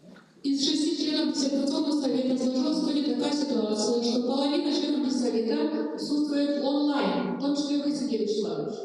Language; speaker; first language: Russian; native; Russian